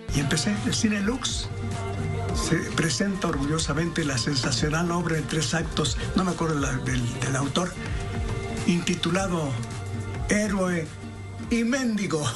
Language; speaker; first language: Spanish; native; Spanish